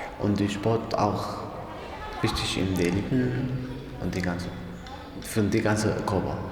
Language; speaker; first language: German; non-native, learner; Arabic